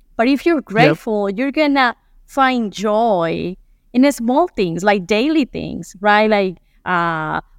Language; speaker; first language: English; non-native, fluent; Spanish